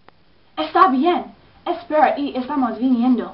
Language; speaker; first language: Spanish; non-native, learner; English